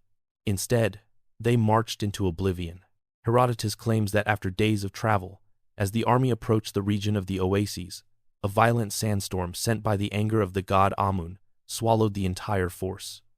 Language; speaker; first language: English; native; English